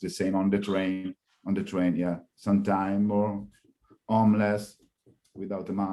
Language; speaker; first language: English; non-native, learner; Italian